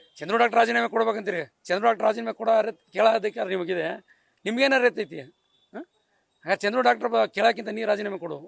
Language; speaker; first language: Kannada; non-native, local second language; Lambadi